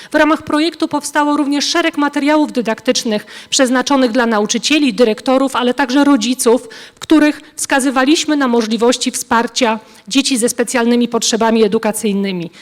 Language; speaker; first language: Polish; native; Polish